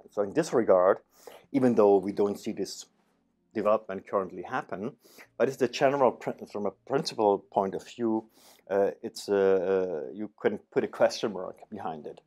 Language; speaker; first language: English; non-native, fluent; German